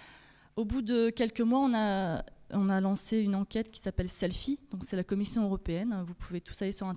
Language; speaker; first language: French; native; French